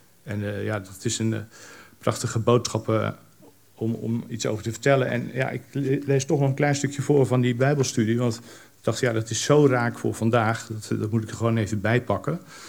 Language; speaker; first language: Dutch; native; Dutch